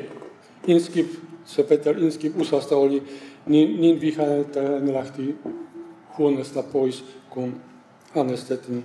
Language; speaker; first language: Finnish; non-native, fluent; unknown